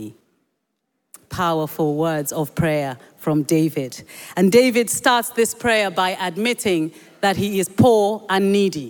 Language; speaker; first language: English; non-native, local second language; Yoruba